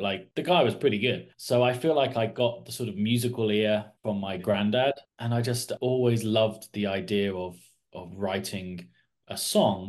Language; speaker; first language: English; native; English